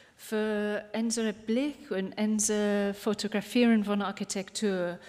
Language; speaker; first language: German; non-native, learner; English